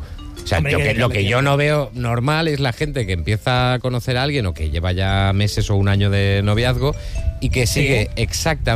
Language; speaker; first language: Spanish; native; Spanish